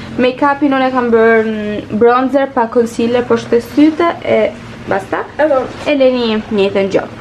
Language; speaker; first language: Albanian; early bilingual, heritage; Albanian